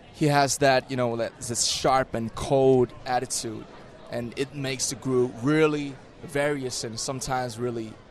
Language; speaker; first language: English; non-native, fluent; Korean